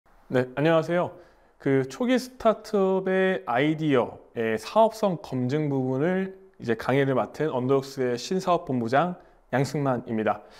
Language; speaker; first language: Korean; native; Korean